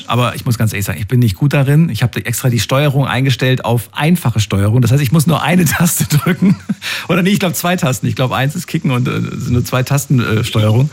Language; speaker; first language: German; native; German